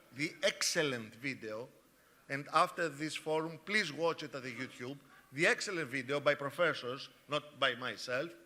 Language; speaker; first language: English; non-native, fluent; Greek